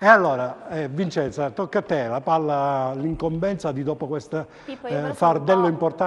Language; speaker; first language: Italian; native; Italian